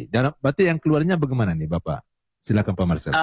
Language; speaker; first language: Indonesian; native; Indonesian